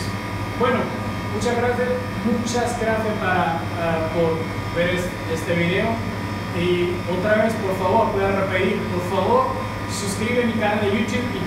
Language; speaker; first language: Spanish; non-native, learner; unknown